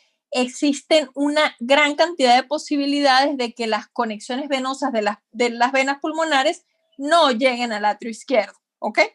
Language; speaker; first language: Spanish; native; Spanish